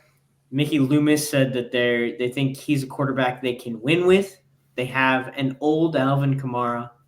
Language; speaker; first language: English; native; English